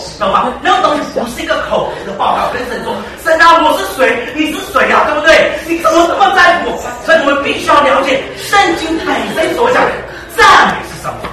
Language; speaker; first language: Chinese; early bilingual, heritage; Chinese